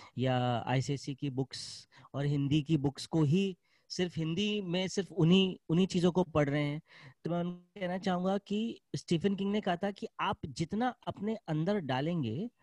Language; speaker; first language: Hindi; native; Hindi